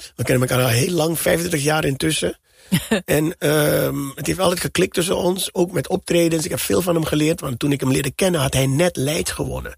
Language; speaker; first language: Dutch; native; Dutch